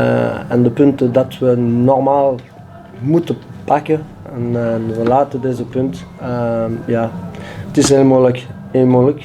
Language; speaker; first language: Dutch; non-native, learner; French